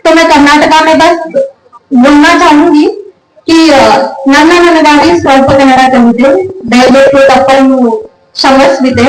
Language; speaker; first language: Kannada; non-native, learner; Hindi